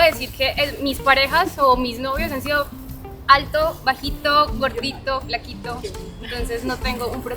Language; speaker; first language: Spanish; native; Spanish